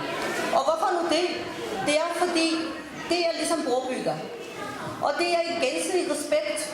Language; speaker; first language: Danish; early bilingual, other home language; Urdu